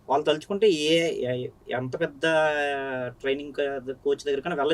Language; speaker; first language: Telugu; native; Telugu